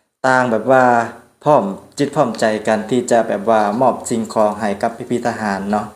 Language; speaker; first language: Thai; non-native, local second language; Northeastern Thai